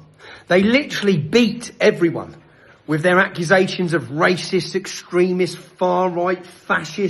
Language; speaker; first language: English; native; English